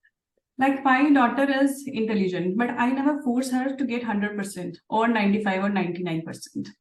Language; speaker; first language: English; non-native, local second language; Hindi